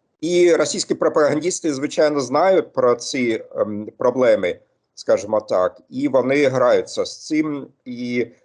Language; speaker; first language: Ukrainian; non-native, fluent; German